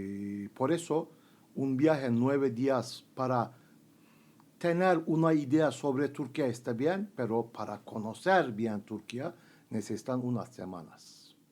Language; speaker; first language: Spanish; non-native, fluent; Turkish